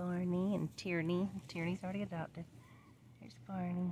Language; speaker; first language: English; native; English